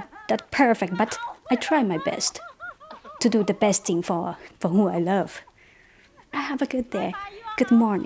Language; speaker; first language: English; non-native, learner; Thai